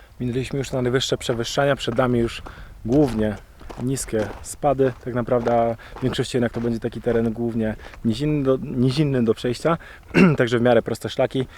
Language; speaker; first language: Polish; native; Polish